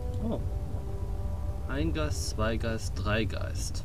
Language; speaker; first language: German; native; German